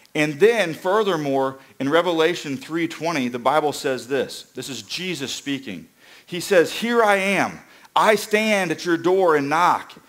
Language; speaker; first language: English; native; English